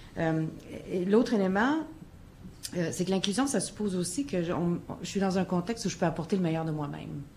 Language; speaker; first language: French; native; French